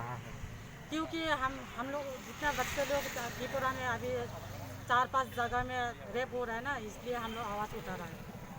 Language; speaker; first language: Hindi; non-native, local second language; Kok Borok